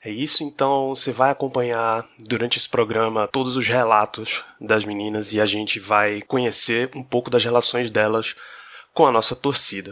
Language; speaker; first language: Portuguese; native; Portuguese